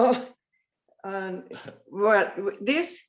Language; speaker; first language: English; non-native, learner; Spanish